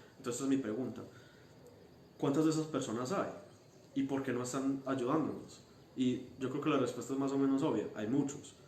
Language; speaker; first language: Spanish; early bilingual, heritage; Spanish